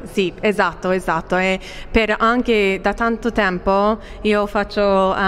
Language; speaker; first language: Italian; non-native, fluent; English